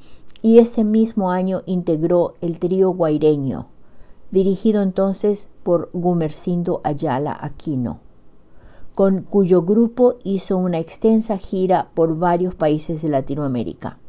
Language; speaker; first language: Spanish; native; Spanish